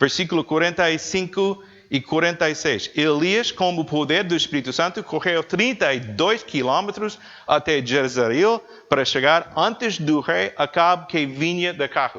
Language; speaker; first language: Portuguese; non-native, learner; English